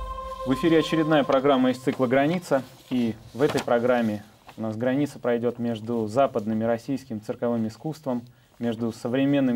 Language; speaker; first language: Russian; native; Russian